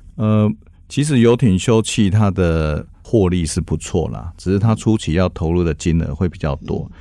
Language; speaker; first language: Chinese; native; Chinese